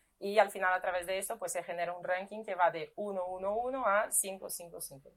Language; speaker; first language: Spanish; non-native, fluent; Portuguese